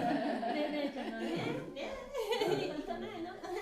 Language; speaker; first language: Japanese; non-native, learner; English